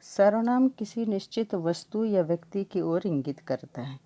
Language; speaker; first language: Hindi; non-native, local second language; Telugu